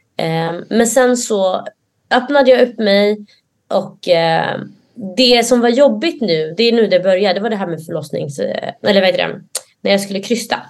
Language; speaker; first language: Swedish; early bilingual, other home language; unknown